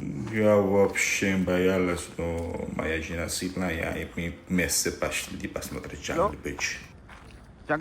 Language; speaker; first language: Russian; non-native, learner; Georgian